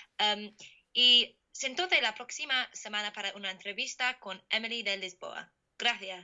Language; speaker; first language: Spanish; non-native, learner; English